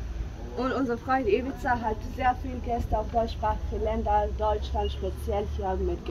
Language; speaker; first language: German; non-native, learner; Bosnian